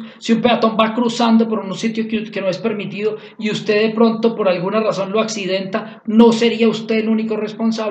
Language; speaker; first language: Spanish; native; Spanish